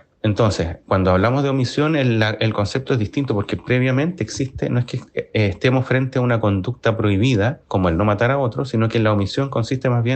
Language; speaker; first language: Spanish; native; Spanish